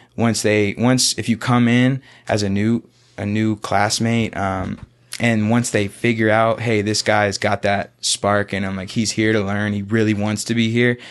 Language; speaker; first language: English; native; English